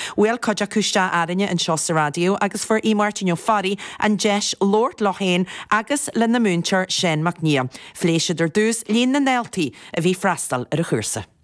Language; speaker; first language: Irish; native; Irish